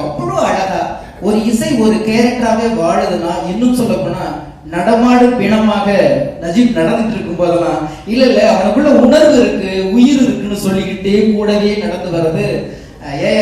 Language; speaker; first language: Tamil; native; Tamil